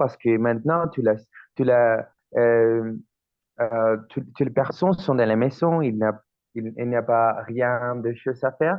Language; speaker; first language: French; non-native, learner; Spanish